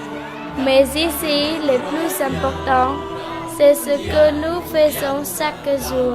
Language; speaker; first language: French; non-native, learner; Khmer